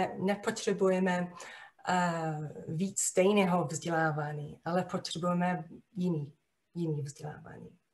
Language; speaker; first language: Czech; non-native, fluent; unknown